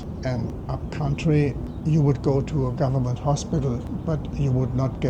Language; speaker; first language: English; non-native, fluent; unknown